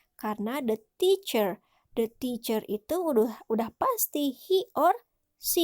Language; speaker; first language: English; non-native, learner; Indonesian